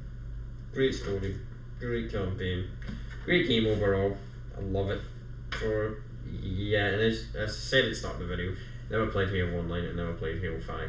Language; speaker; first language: English; native; English